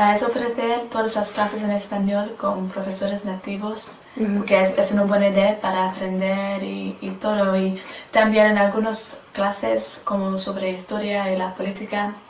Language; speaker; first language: Spanish; non-native, learner; English